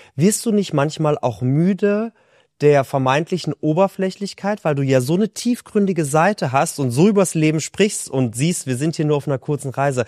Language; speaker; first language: German; native; German